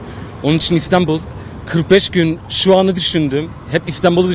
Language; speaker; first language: Turkish; early bilingual, heritage; Turkish